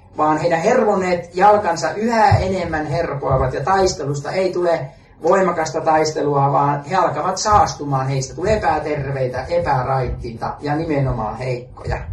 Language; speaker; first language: Finnish; native; Finnish